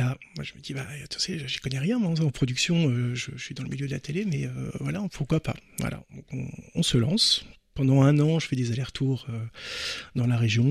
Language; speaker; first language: French; native; French